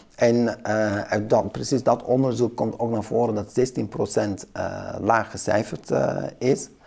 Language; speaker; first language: Dutch; early bilingual, other home language; Kurdish